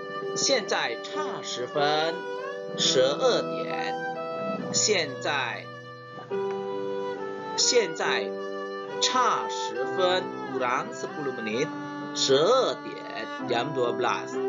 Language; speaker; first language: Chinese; non-native, fluent; Indonesian